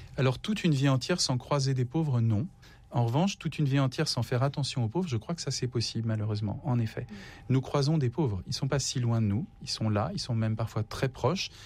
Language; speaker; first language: French; native; French